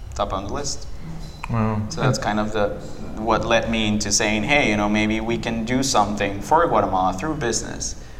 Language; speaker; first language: English; non-native, fluent; Spanish